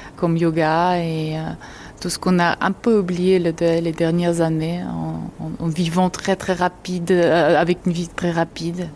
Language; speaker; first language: French; non-native, fluent; Georgian